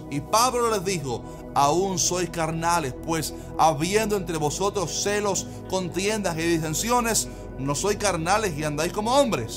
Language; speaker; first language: Spanish; native; Spanish